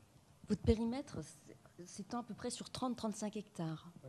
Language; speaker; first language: French; native; French